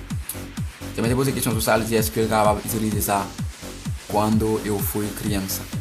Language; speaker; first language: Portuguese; non-native, learner; Haitian Creole